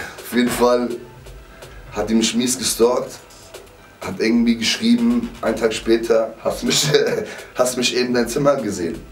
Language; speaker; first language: German; native; German